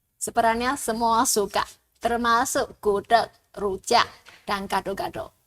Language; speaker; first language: Indonesian; non-native, fluent; Chinese